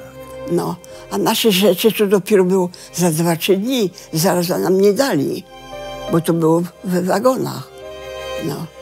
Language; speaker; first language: Polish; early bilingual, heritage; Polish